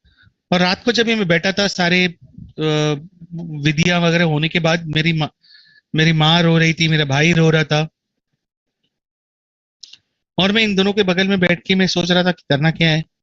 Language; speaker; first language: Hindi; native; Hindi